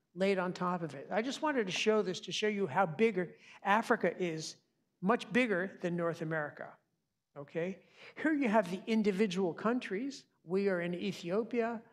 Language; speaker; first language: English; native; English